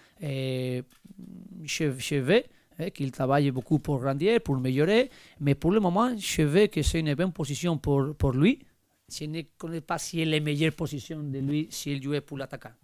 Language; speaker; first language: French; non-native, learner; Spanish